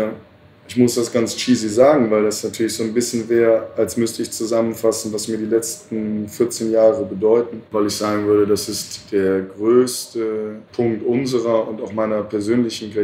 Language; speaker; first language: German; native; German